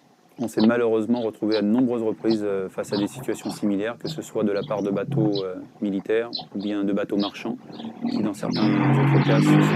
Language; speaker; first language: French; native; French